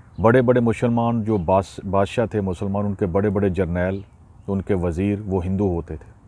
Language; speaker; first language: Urdu; non-native, local second language; Punjabi